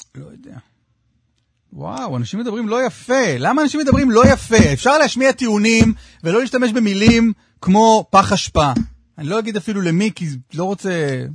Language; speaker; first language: Hebrew; native; Hebrew